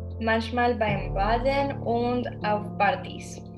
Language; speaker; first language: German; non-native, learner; Spanish